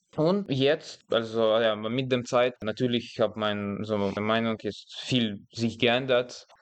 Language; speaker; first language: German; non-native, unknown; Russian